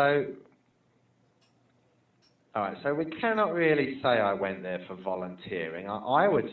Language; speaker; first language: English; non-native, fluent; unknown